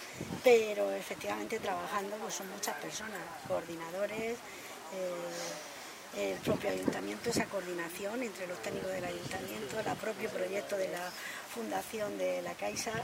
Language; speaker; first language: Spanish; native; Spanish